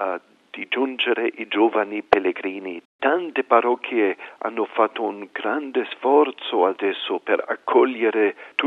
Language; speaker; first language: Italian; non-native, fluent; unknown